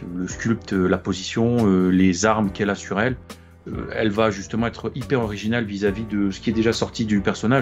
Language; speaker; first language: French; native; French